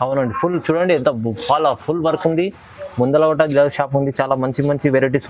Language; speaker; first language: Telugu; native; Telugu